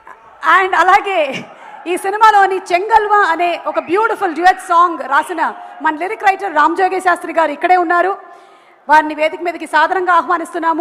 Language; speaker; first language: Telugu; native; Telugu